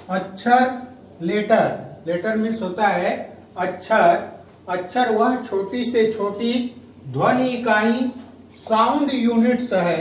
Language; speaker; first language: Hindi; native; Hindi